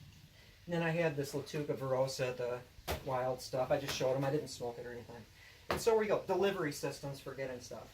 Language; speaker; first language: English; native; English